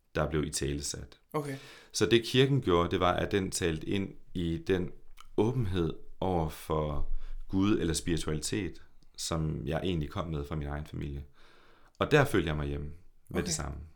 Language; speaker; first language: Danish; native; Danish